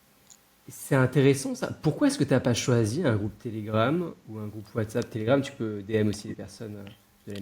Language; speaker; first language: French; native; French